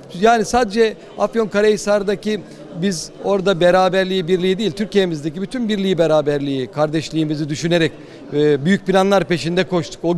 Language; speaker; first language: Turkish; native; Turkish